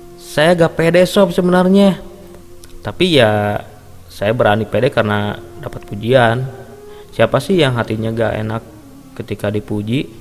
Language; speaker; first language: Indonesian; native; Indonesian